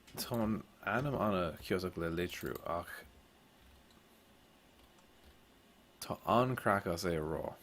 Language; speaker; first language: Irish; non-native, local second language; English